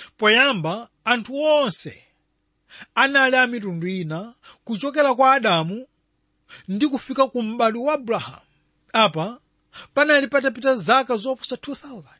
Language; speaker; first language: Nyanja; non-native, local second language; Tumbuka